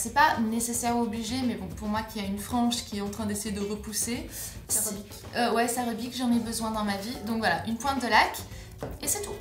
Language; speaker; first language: French; native; French